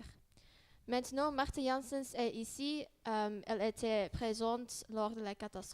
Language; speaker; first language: French; non-native, learner; Dutch